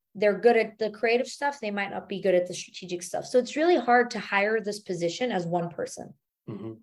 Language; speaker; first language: English; non-native, fluent; German